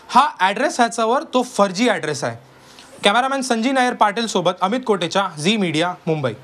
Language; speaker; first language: Marathi; non-native, local second language; Hindi